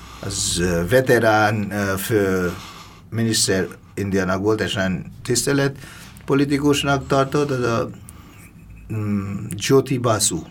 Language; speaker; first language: Hungarian; non-native, fluent; Bangla